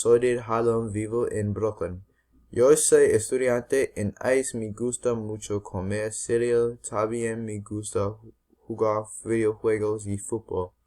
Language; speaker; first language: Spanish; non-native, learner; English